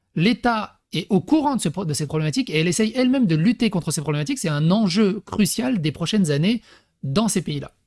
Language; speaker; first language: French; early bilingual, other home language; Serbian